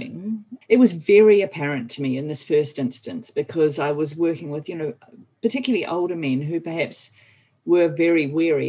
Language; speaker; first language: English; native; English